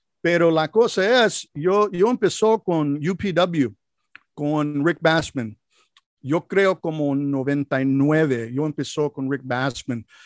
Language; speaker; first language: Spanish; non-native, learner; English